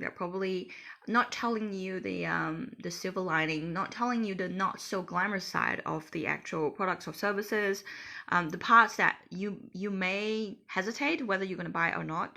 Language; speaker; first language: English; non-native, fluent; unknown